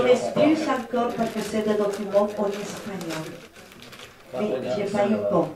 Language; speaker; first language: French; non-native, fluent; Spanish